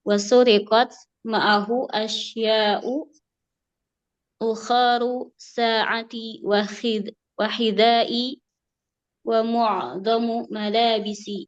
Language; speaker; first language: Arabic; non-native, learner; Indonesian